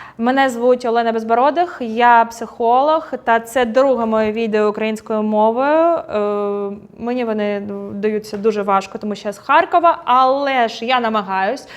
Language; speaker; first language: Ukrainian; non-native, local second language; Russian